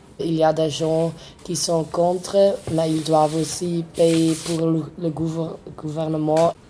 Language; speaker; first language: French; non-native, local second language; Dutch